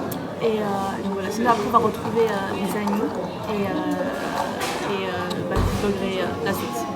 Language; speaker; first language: French; native; French